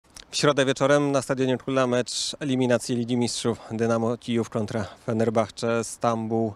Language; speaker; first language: Polish; native; Polish